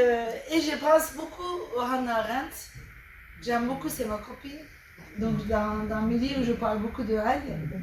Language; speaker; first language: French; non-native, fluent; Turkish